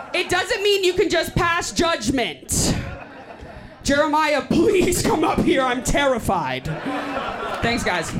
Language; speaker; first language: English; native; English